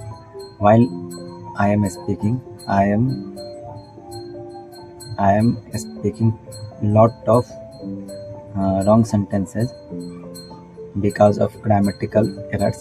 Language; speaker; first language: English; non-native, learner; Hindi